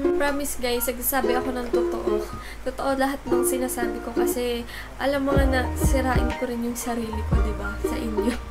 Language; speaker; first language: Filipino; native; Filipino